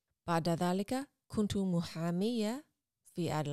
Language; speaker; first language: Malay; non-native, learner; English